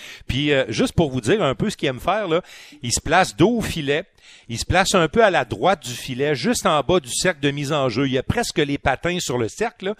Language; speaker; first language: French; native; French